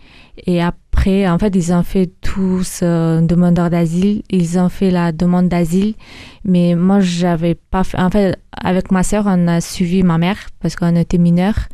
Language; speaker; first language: French; early bilingual, other home language; Mongolian